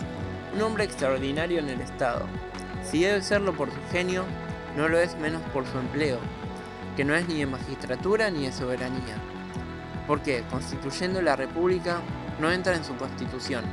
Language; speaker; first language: Spanish; native; Spanish